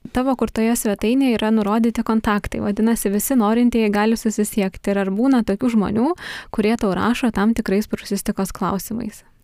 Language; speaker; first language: Lithuanian; native; Lithuanian